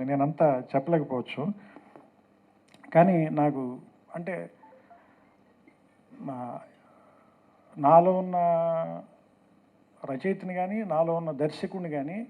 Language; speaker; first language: Telugu; native; Telugu